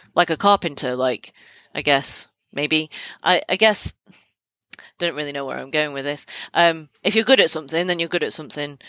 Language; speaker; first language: English; native; English